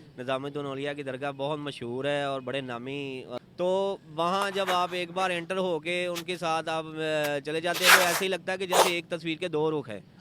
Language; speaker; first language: Urdu; non-native, local second language; Punjabi